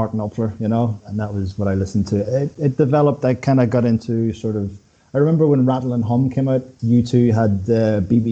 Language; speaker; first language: English; native; English